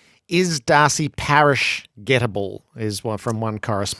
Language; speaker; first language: English; native; English